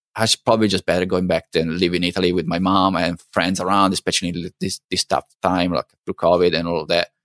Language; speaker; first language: English; non-native, fluent; Italian